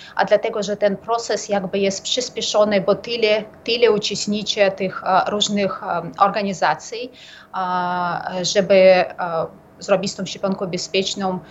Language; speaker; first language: Polish; non-native, fluent; Ukrainian